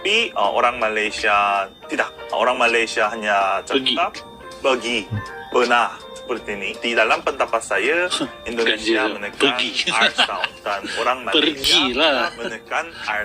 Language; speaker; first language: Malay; non-native, learner; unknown